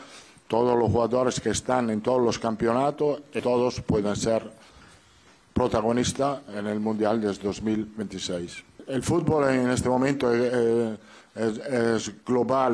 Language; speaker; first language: Spanish; non-native, fluent; Italian